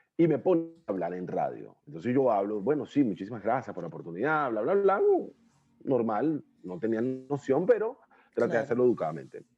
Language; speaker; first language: Spanish; native; Spanish